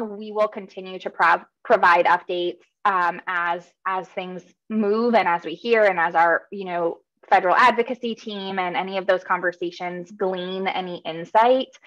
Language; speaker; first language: English; native; English